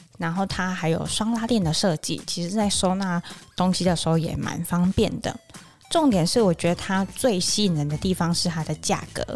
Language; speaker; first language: Chinese; native; Chinese